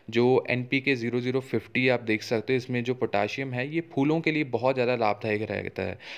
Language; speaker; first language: Hindi; native; Hindi